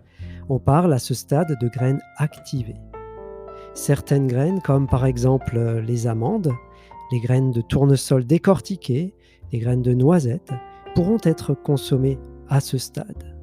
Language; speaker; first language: French; native; French